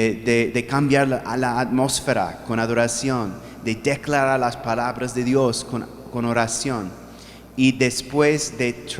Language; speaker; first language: Spanish; non-native, fluent; English